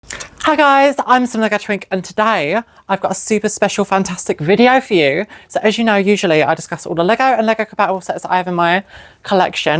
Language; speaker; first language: English; native; English